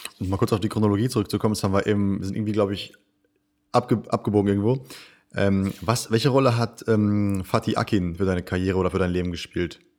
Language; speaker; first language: German; native; German